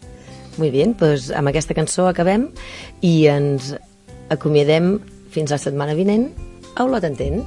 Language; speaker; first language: Spanish; native; Spanish